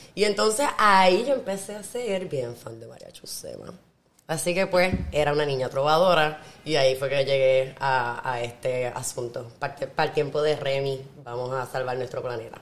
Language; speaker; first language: Spanish; native; Spanish